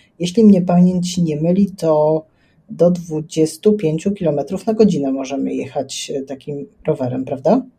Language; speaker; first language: Polish; native; Polish